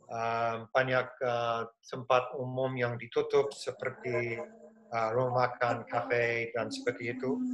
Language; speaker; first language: Indonesian; non-native, fluent; English